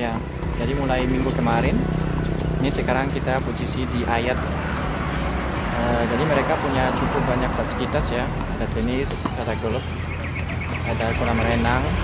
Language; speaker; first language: Indonesian; non-native, fluent; French